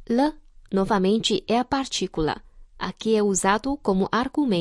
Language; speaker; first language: Portuguese; non-native, fluent; Chinese